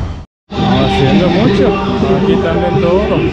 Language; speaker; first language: Spanish; non-native, learner; Japanese